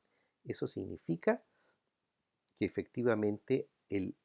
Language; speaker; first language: Spanish; native; Spanish